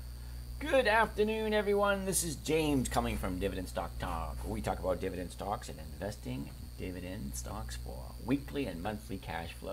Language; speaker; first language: English; native; English